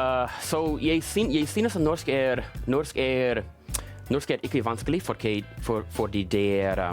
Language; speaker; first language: Norwegian; non-native, learner; English